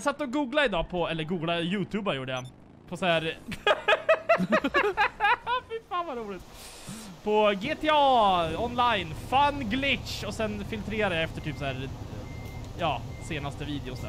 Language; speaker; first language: Swedish; native; Swedish